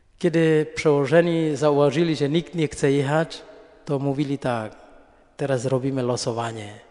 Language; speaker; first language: Polish; non-native, fluent; Indonesian